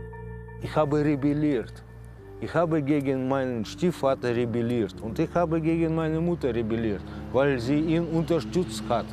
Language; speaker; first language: German; non-native, fluent; Russian